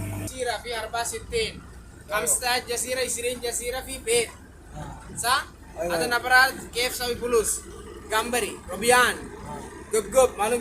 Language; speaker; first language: Arabic; non-native, learner; Sinhala